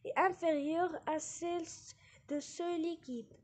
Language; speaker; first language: French; non-native, local second language; Arabic